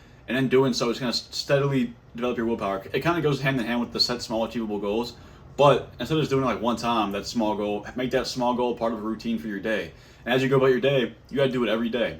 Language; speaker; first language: English; native; English